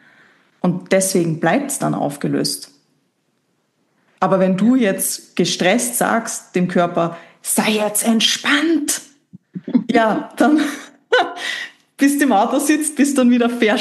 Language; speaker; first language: German; native; German